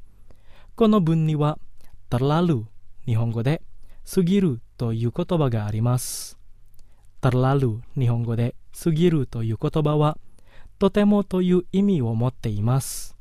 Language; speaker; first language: Japanese; non-native, fluent; Indonesian